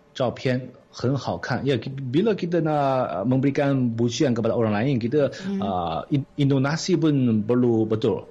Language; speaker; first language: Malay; non-native, fluent; Chinese